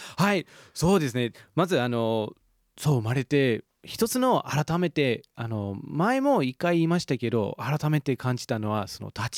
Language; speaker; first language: Japanese; non-native, fluent; English